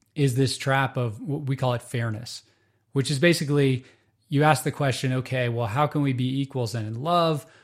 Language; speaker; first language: English; native; English